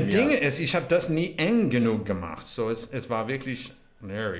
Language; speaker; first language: German; non-native, learner; English